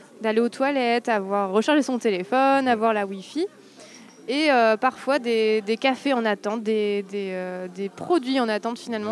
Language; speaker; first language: French; native; French